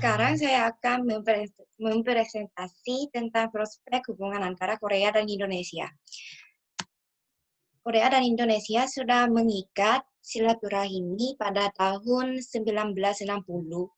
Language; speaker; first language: Indonesian; non-native, learner; Korean